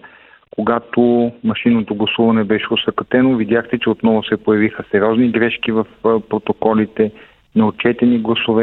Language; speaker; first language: Bulgarian; native; Bulgarian